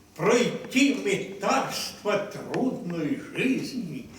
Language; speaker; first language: Russian; non-native, local second language; Ukrainian